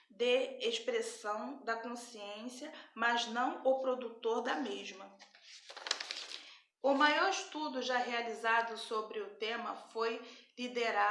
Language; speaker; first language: Portuguese; native; Portuguese